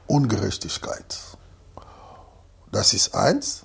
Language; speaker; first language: German; non-native, fluent; Lingala